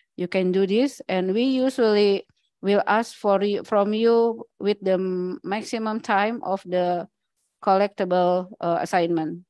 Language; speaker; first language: English; non-native, learner; Indonesian